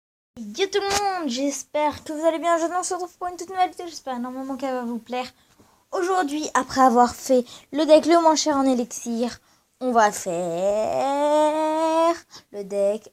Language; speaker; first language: French; native; French